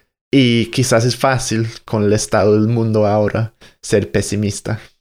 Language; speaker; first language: Spanish; non-native, fluent; English